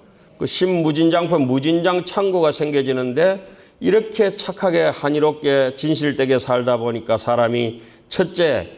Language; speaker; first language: Korean; native; Korean